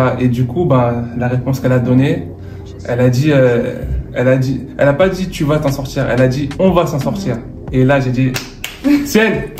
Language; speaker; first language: French; native; French